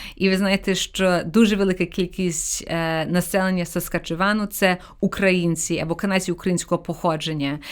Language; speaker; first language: Ukrainian; early bilingual, heritage; Ukrainian